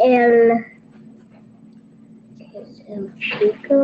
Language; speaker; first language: Spanish; non-native, learner; English